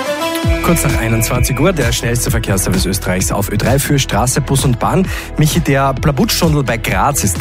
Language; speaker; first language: German; native; German